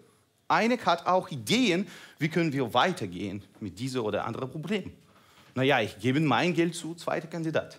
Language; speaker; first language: German; non-native, fluent; Russian